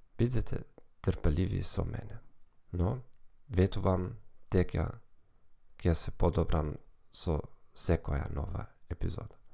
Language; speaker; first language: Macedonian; non-native, learner; German